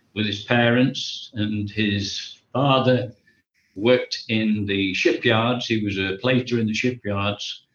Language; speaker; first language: English; native; English